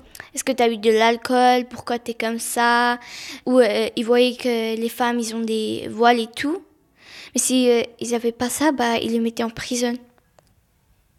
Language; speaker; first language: French; non-native, learner; Persian